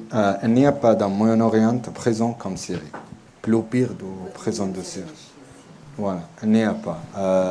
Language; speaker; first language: French; non-native, learner; Arabic